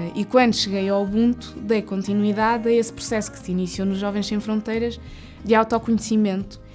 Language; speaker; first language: Portuguese; early bilingual, other home language; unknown